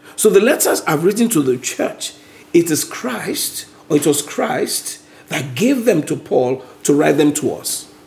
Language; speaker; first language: English; non-native, local second language; Yoruba